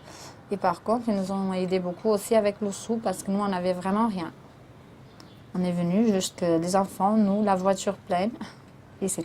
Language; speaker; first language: French; non-native, learner; Portuguese